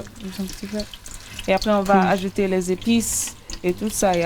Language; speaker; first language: French; non-native, learner; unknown